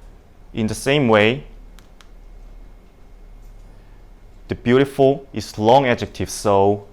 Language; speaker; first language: English; non-native, learner; Indonesian